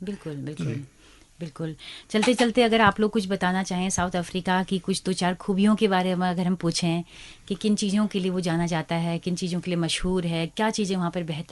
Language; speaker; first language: Hindi; native; Hindi